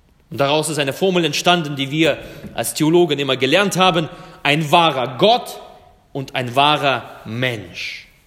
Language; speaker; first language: German; non-native, fluent; Russian